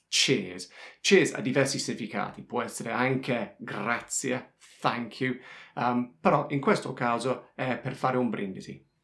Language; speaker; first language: Italian; non-native, fluent; English